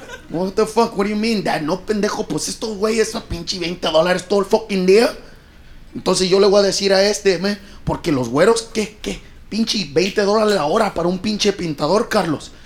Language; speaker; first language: Spanish; early bilingual, other home language; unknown